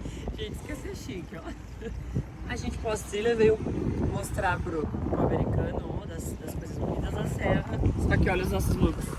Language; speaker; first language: Portuguese; native; Portuguese